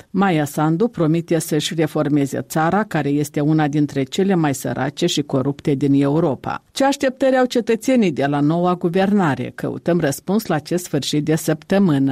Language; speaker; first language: Romanian; native; Romanian